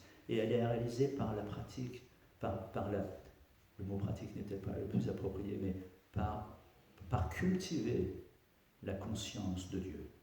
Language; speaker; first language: French; native; French